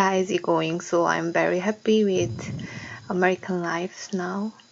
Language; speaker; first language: English; non-native, learner; Korean